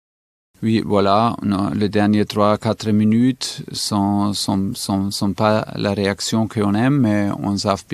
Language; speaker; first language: French; non-native, fluent; German